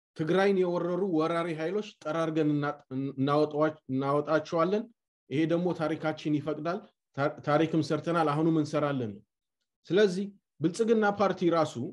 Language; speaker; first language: Amharic; non-native, local second language; Tigrinya